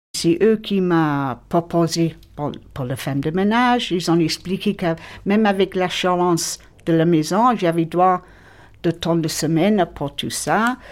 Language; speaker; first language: French; non-native, fluent; English